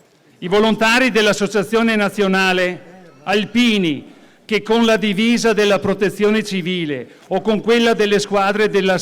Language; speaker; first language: Italian; native; Italian